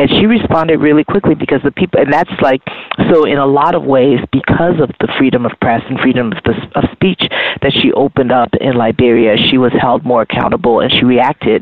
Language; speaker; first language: English; native; English